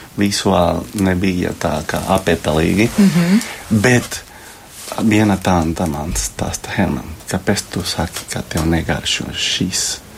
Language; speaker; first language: Latvian; non-native, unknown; Spanish